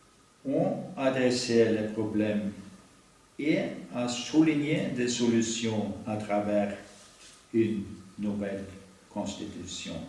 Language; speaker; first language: French; non-native, learner; Norwegian